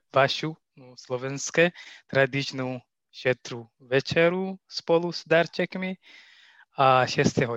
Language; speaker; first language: Slovak; non-native, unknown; Tigrinya